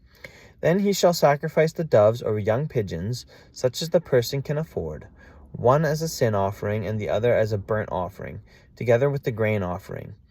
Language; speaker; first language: English; native; English